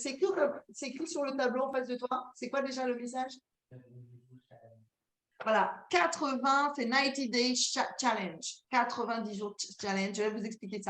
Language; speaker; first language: French; native; French